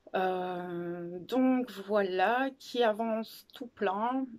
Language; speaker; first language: French; native; French